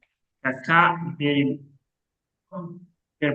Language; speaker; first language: Indonesian; non-native, learner; Arabic